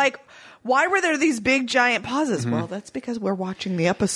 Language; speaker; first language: English; native; English